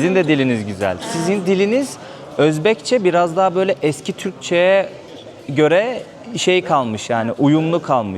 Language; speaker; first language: Turkish; native; Turkish